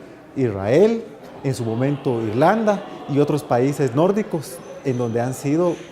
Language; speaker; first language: Spanish; native; Spanish